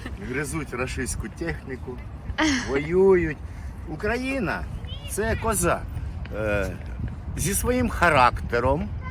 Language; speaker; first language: Ukrainian; non-native, local second language; Russian